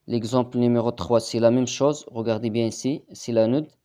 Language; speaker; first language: French; non-native, local second language; Arabic